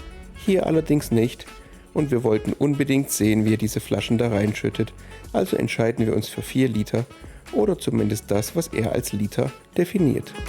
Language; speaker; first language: German; native; German